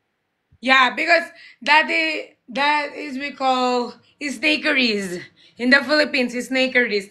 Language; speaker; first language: English; non-native, learner; Filipino